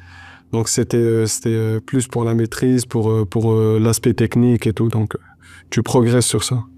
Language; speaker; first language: French; non-native, local second language; Arabic